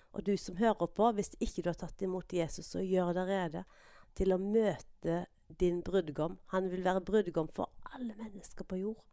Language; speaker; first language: Norwegian; native; Norwegian